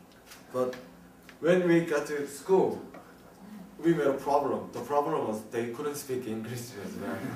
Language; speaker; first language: English; non-native, learner; Korean